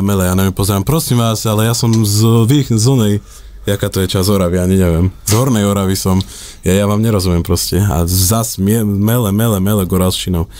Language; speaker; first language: Slovak; native; Slovak